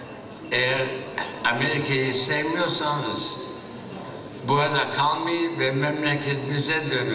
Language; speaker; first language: Turkish; early bilingual, heritage; Turkish